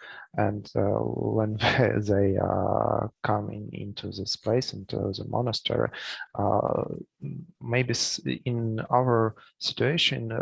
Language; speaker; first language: English; non-native, learner; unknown